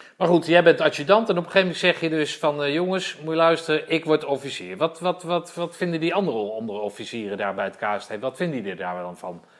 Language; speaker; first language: Dutch; native; Dutch